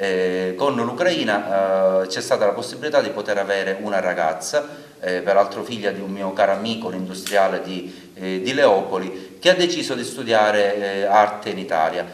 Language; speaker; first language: Italian; native; Italian